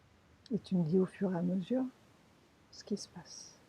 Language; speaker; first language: French; native; French